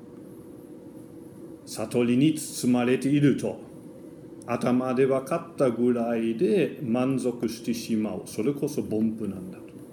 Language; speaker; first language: Japanese; non-native, fluent; German